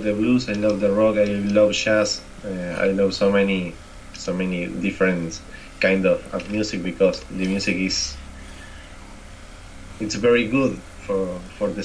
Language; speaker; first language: English; non-native, learner; Spanish